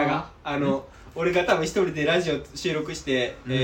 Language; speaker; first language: Japanese; native; Japanese